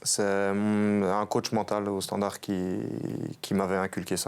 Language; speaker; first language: French; native; French